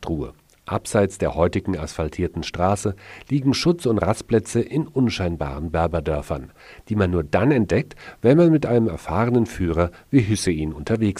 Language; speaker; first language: German; native; German